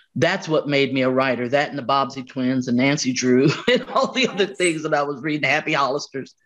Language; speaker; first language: English; native; English